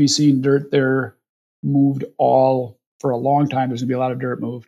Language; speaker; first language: English; native; English